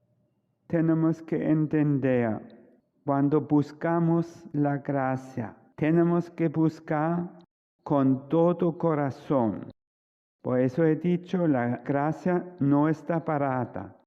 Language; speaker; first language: Spanish; non-native, fluent; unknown